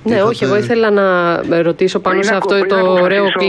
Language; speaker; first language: Greek; native; Greek